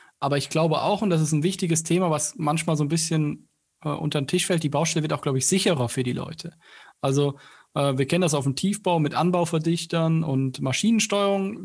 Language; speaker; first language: German; native; German